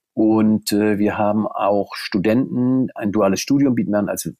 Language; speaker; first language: German; native; German